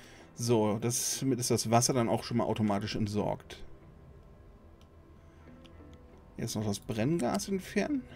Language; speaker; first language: German; native; German